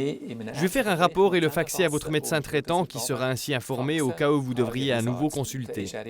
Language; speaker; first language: French; native; French